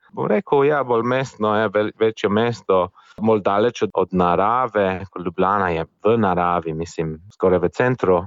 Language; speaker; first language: Slovenian; non-native, fluent; English